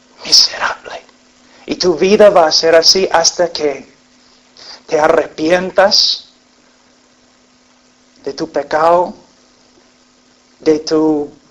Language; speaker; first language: Spanish; non-native, fluent; English